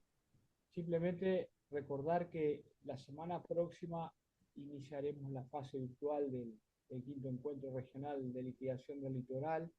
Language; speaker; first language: Spanish; native; Spanish